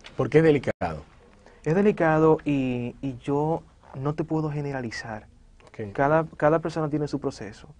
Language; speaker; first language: Spanish; native; Spanish